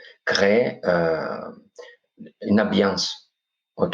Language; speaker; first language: French; non-native, fluent; Greek